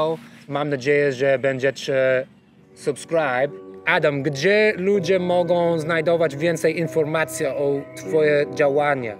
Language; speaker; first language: Polish; non-native, learner; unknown